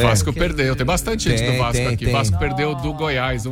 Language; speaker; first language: Portuguese; native; Portuguese